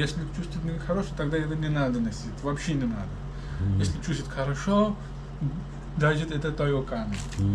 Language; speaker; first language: Russian; non-native, learner; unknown